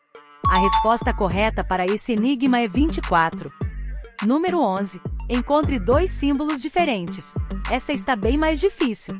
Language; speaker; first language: Portuguese; native; Portuguese